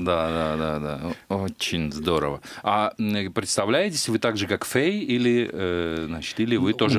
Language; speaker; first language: Russian; native; Russian